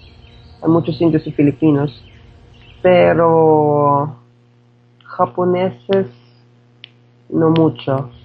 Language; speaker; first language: Spanish; non-native, fluent; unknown